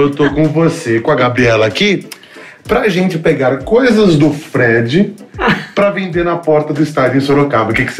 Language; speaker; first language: Portuguese; native; Portuguese